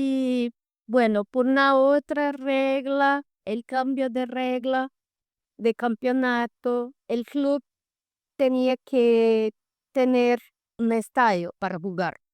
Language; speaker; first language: Spanish; non-native, fluent; Portuguese